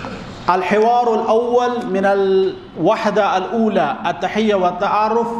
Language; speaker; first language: Arabic; non-native, fluent; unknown